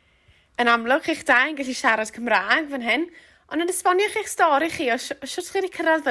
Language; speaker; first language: Welsh; native; Welsh